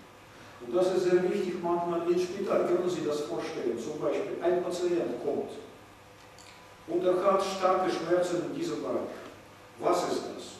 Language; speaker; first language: German; non-native, fluent; Russian